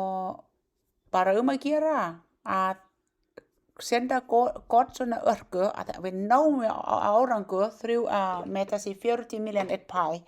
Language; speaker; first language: Icelandic; non-native, learner; Thai